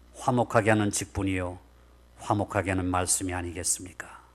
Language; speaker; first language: Korean; native; Korean